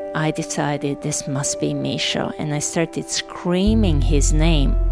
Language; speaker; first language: English; non-native, fluent; Serbian